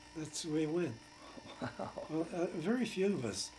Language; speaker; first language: English; native; English